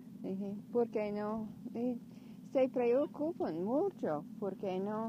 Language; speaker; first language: Spanish; non-native, learner; English